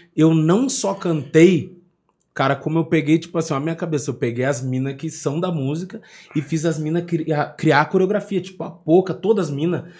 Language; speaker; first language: Portuguese; native; Portuguese